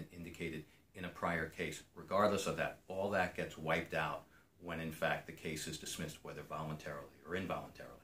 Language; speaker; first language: English; native; English